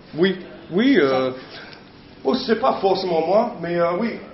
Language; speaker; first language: French; non-native, learner; English